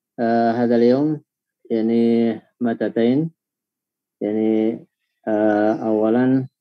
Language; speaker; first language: Arabic; non-native, fluent; Indonesian